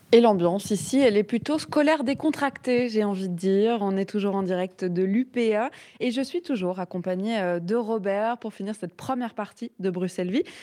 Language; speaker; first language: French; native; French